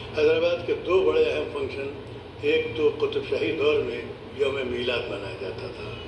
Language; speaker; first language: Urdu; native; Urdu